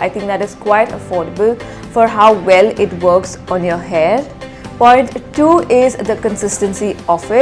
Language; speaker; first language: English; non-native, local second language; Hindi